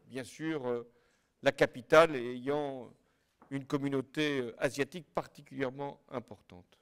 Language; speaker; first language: French; native; French